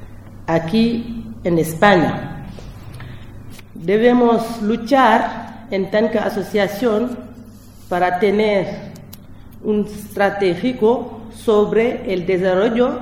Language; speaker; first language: Spanish; non-native, learner; French